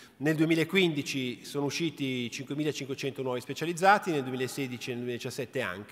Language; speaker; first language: Italian; native; Italian